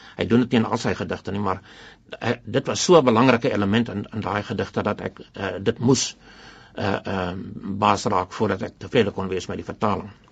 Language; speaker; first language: Afrikaans; non-native, local second language; English